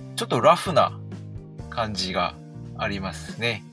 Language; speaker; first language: Japanese; non-native, fluent; Korean